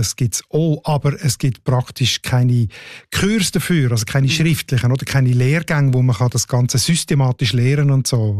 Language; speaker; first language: German; native; German